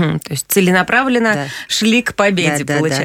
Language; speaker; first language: Russian; native; Russian